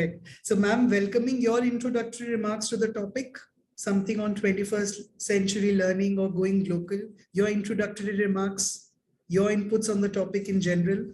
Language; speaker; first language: English; non-native, local second language; Hindi